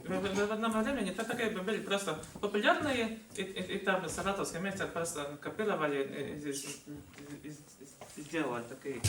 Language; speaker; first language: Russian; non-native, local second language; Latvian